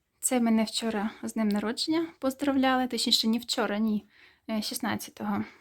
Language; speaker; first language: Ukrainian; native; Ukrainian